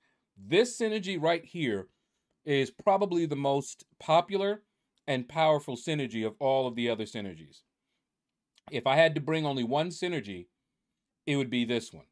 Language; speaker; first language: English; native; English